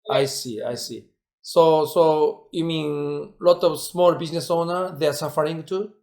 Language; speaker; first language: English; non-native, fluent; Japanese